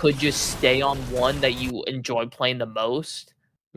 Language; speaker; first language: English; native; English